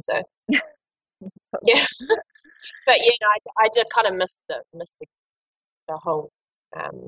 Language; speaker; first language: English; native; English